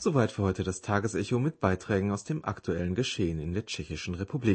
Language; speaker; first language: German; native; German